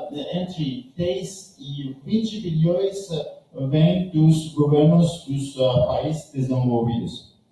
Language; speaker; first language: Portuguese; non-native, learner; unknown